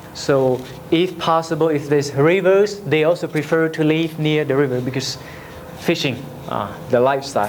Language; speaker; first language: English; non-native, learner; Lao